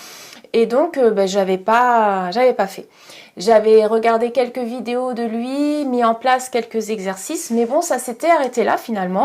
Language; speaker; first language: French; native; French